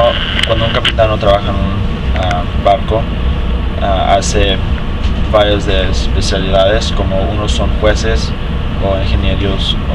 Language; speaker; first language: Spanish; early bilingual, heritage; Spanish